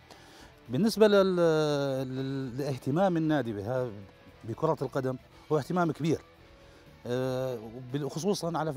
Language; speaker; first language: Arabic; native; Arabic